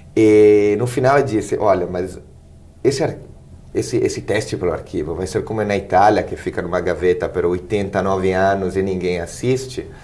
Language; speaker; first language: Portuguese; non-native, fluent; Italian